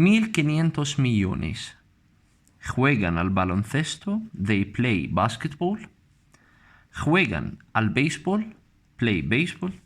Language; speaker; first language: Spanish; non-native, fluent; Arabic